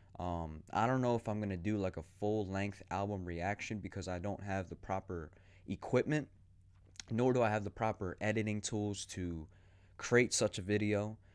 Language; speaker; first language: English; native; English